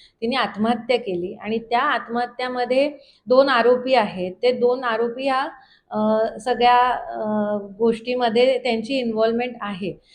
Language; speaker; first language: Marathi; native; Marathi